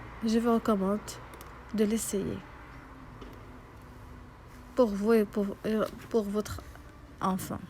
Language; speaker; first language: French; non-native, local second language; Arabic